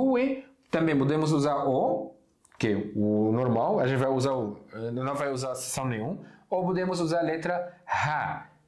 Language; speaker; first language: Portuguese; non-native, fluent; Arabic